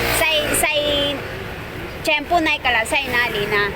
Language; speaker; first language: Chinese; non-native, learner; Filipino